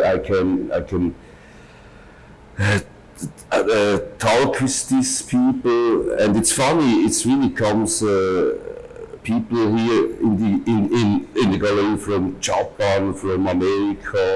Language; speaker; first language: English; non-native, learner; German